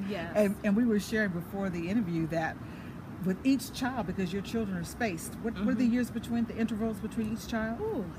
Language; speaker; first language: English; native; English